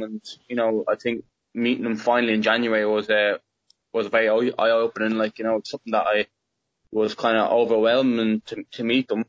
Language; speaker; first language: English; native; English